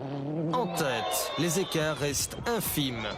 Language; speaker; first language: French; native; French